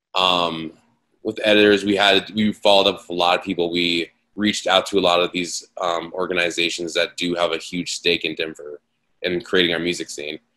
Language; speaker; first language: English; native; English